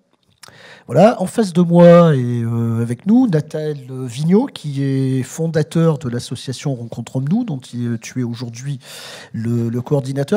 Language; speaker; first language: French; native; French